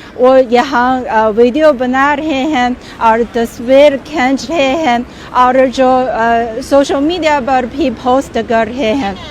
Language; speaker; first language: Urdu; non-native, fluent; Chinese